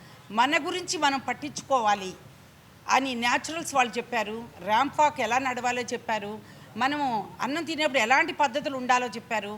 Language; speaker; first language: Telugu; native; Telugu